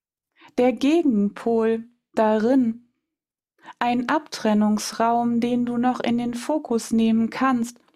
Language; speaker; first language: German; native; German